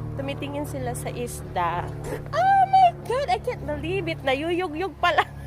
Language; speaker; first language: Filipino; native; Filipino